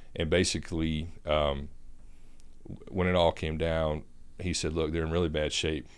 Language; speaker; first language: English; native; English